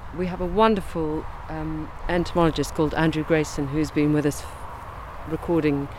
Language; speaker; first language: English; native; English